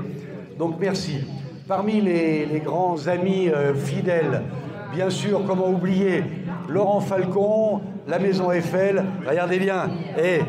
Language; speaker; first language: French; native; French